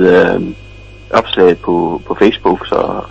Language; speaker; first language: Danish; native; Danish